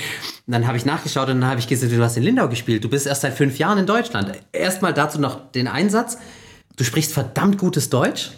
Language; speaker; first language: German; native; German